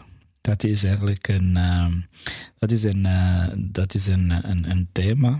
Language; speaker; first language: Dutch; non-native, fluent; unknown